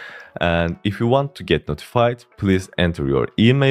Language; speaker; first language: English; non-native, fluent; Turkish